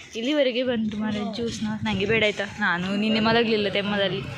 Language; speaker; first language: Kannada; non-native, local second language; Tulu